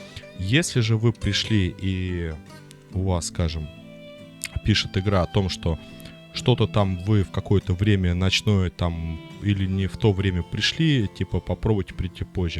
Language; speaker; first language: Russian; native; Russian